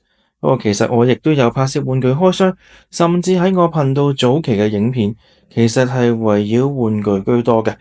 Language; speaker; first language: Cantonese; native; Cantonese